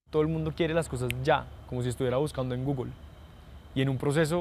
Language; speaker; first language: Spanish; native; Spanish